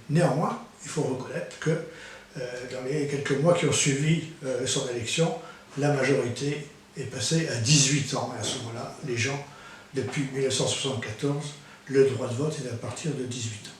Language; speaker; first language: French; native; French